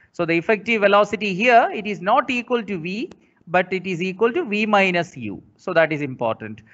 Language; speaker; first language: English; non-native, local second language; Malayalam